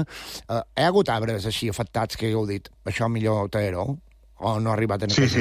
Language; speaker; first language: Catalan; native; Catalan